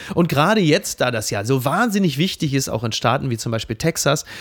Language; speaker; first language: German; native; German